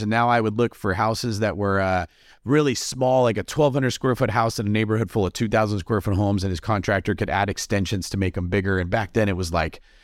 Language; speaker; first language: English; native; English